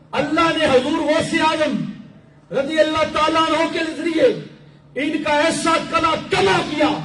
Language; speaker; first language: Urdu; non-native, local second language; Punjabi